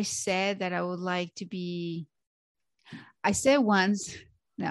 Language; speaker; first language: English; non-native, fluent; Spanish